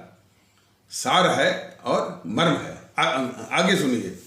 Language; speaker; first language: Hindi; native; Hindi